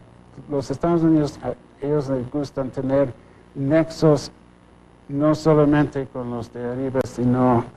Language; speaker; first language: Spanish; non-native, fluent; English